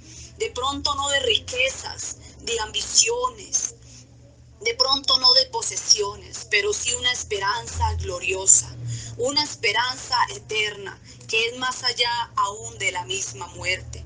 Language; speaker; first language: Spanish; native; Spanish